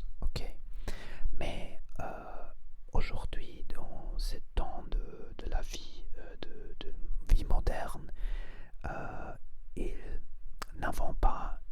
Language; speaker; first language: French; non-native, learner; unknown